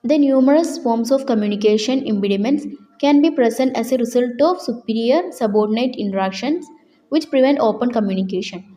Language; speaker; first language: English; non-native, local second language; Malayalam